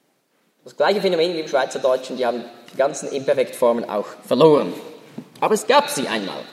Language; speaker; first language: German; native; German